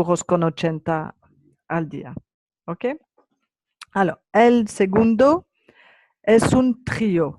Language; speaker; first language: Spanish; non-native, learner; French